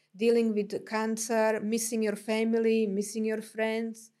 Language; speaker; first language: English; non-native, fluent; Slovak